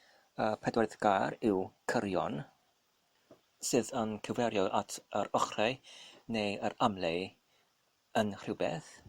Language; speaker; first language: Welsh; non-native, learner; English